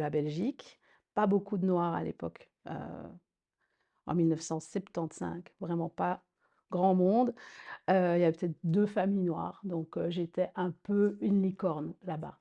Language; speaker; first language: French; early bilingual, other home language; Rundi